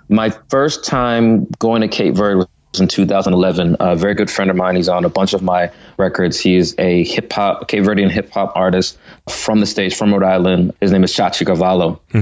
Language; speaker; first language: English; native; English